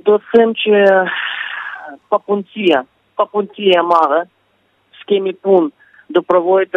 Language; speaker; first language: Albanian; early bilingual, heritage; Albanian